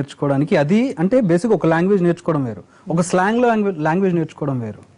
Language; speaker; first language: Telugu; native; Telugu